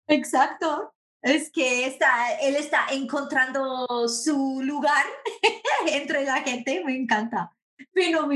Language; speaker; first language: Spanish; non-native, fluent; English